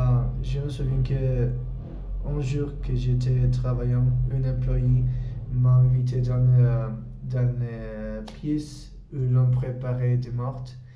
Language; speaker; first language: French; non-native, learner; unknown